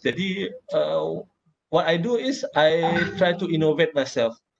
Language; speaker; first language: English; non-native, local second language; Malay